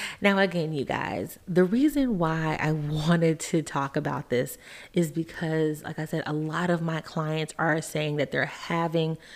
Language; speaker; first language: English; native; English